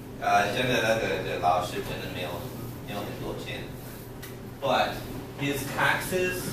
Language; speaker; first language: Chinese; non-native, learner; English